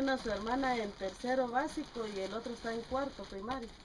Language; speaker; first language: Spanish; native; Spanish